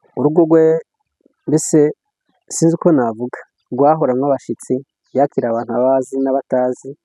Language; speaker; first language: Kinyarwanda; early bilingual, heritage; Kinyarwanda